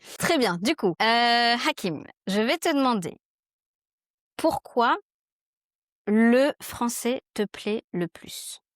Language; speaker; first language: French; native; French